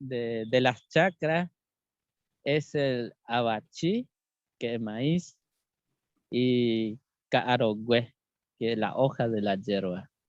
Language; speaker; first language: Spanish; non-native, local second language; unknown